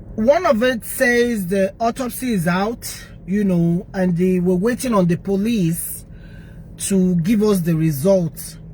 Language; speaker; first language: English; non-native, local second language; Yoruba